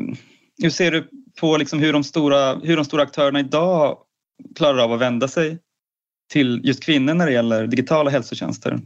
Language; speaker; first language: Swedish; native; Swedish